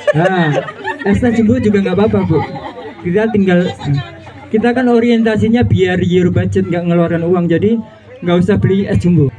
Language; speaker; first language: Indonesian; non-native, local second language; Javanese